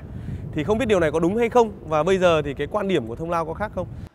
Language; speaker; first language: Vietnamese; native; Vietnamese